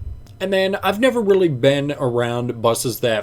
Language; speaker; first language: English; native; English